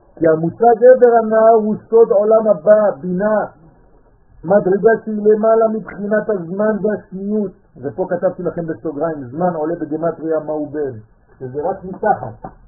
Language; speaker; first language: Hebrew; non-native, fluent; French